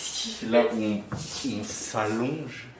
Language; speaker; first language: French; native; French